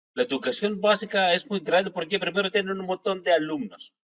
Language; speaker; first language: Spanish; non-native, fluent; Greek